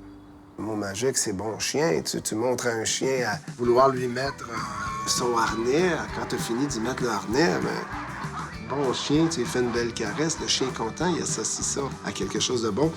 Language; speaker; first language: French; native; French